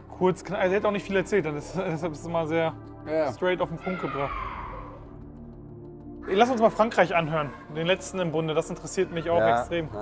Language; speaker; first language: German; native; German